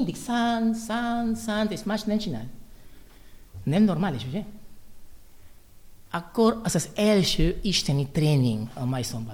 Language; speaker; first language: Hungarian; non-native, learner; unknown